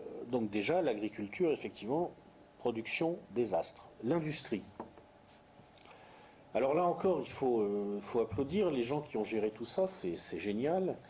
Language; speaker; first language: French; native; French